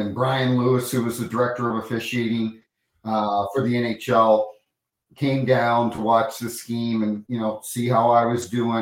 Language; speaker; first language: English; native; English